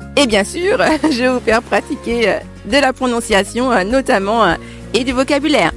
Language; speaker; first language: French; native; French